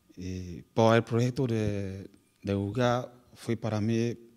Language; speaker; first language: Spanish; non-native, learner; French